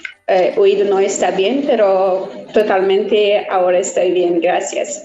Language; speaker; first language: Spanish; non-native, learner; Persian